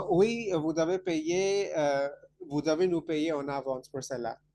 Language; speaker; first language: French; non-native, fluent; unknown